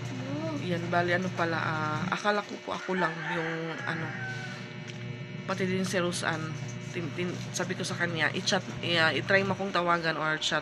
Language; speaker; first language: Filipino; native; Filipino